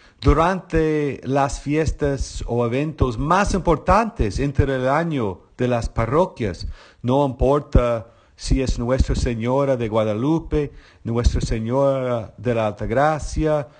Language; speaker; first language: Spanish; non-native, fluent; English